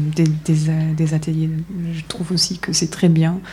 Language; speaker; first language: French; non-native, fluent; German